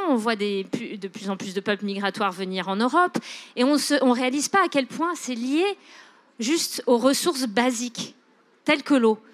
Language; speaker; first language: French; non-native, local second language; English